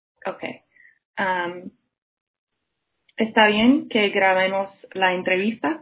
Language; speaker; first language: Spanish; non-native, fluent; English